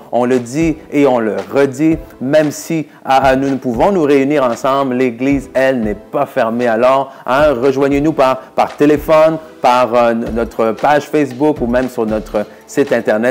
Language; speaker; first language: French; native; French